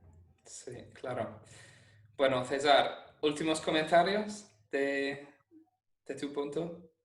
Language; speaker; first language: Spanish; non-native, fluent; English